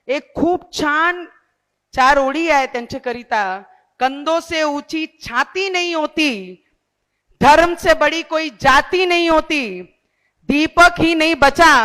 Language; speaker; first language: Marathi; non-native, local second language; Punjabi